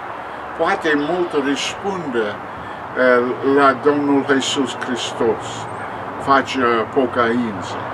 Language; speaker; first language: Romanian; non-native, learner; English